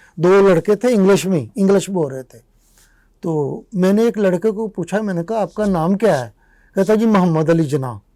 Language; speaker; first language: Urdu; non-native, local second language; Punjabi